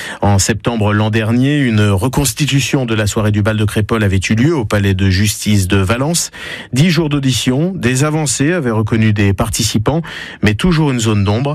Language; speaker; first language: French; native; French